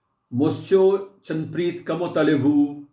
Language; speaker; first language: French; non-native, fluent; Hindi